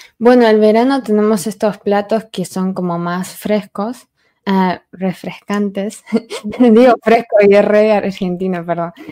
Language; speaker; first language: Spanish; native; Spanish